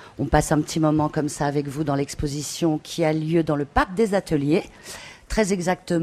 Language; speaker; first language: French; native; French